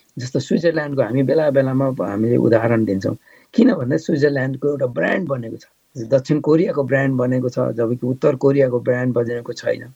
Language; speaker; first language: Nepali; native; Nepali